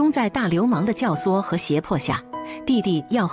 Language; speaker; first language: Chinese; native; Chinese